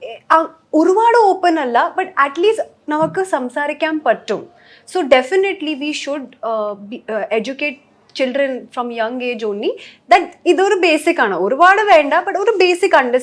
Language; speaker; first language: Malayalam; early bilingual, heritage; Malayalam